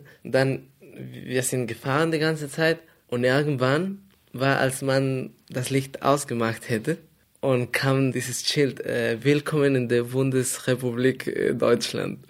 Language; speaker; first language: German; non-native, fluent; Spanish